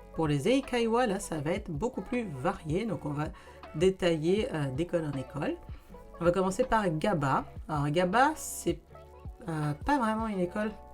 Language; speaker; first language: French; native; French